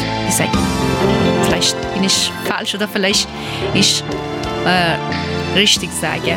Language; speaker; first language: German; non-native, learner; Persian